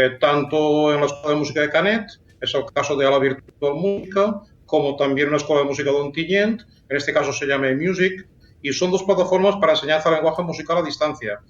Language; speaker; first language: Spanish; native; Spanish